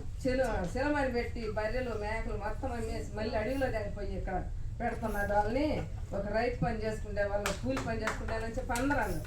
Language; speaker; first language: Telugu; native; Telugu